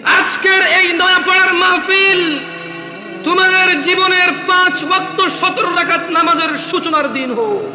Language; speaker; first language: Bangla; early bilingual, heritage; Bangla